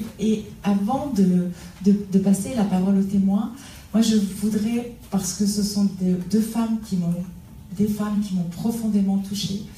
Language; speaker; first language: French; native; French